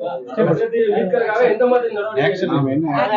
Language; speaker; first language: Tamil; native; Tamil